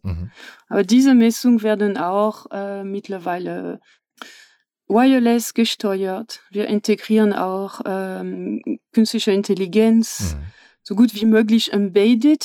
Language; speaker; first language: German; non-native, fluent; French